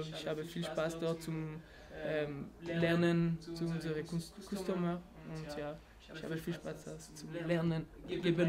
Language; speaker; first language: German; non-native, learner; French